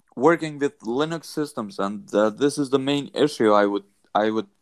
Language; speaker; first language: English; non-native, fluent; Albanian